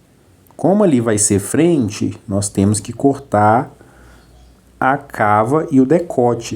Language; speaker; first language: Portuguese; native; Portuguese